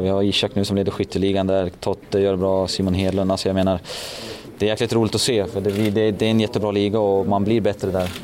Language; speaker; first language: Swedish; native; Swedish